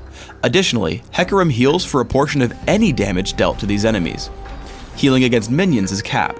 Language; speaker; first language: English; native; English